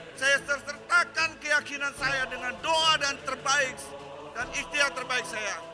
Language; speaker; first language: Indonesian; native; Indonesian